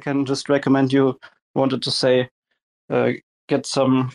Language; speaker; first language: English; non-native, fluent; German